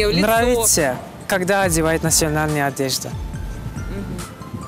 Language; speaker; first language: Russian; non-native, learner; Turkmen